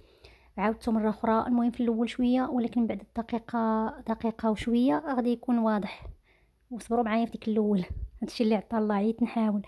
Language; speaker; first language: Arabic; native; Arabic